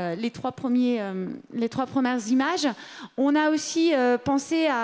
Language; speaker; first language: French; native; French